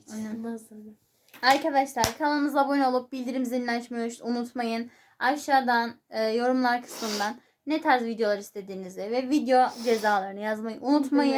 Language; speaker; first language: Turkish; native; Turkish